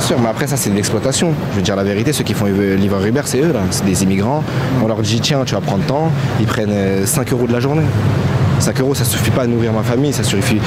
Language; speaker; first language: French; native; French